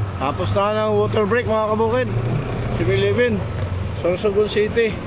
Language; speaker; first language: Filipino; non-native, local second language; Cebuano